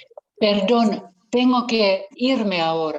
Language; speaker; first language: Spanish; non-native, fluent; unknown